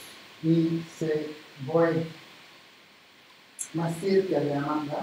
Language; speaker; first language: Spanish; non-native, fluent; Italian